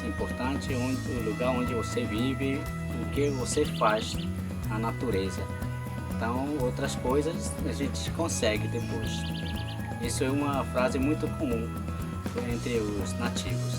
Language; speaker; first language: Portuguese; non-native, local second language; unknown